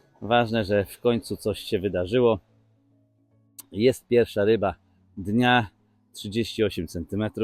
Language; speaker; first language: Polish; native; Polish